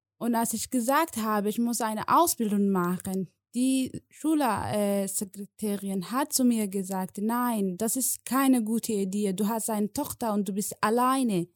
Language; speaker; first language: German; non-native, learner; Somali